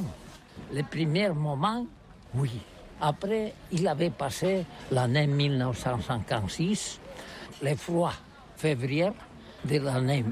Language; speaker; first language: French; non-native, learner; Catalan